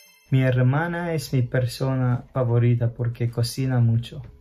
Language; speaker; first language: Spanish; non-native, fluent; English